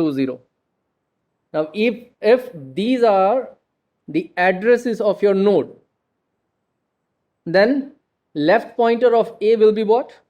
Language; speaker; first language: English; non-native, local second language; Gujarati